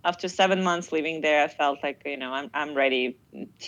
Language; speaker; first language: English; non-native, fluent; Russian